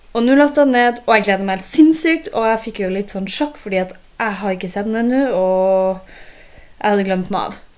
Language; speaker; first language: Norwegian; native; Norwegian